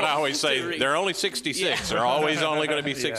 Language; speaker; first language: English; native; English